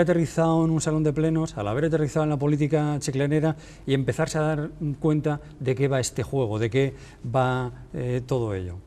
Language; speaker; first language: Spanish; native; Spanish